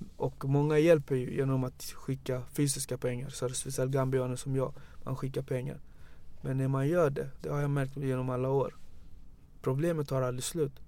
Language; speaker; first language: Swedish; early bilingual, other home language; Wolof